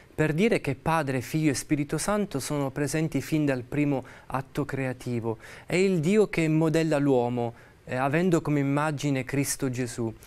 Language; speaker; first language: Italian; native; Italian